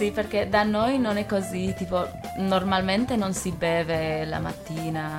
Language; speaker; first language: Italian; non-native, fluent; English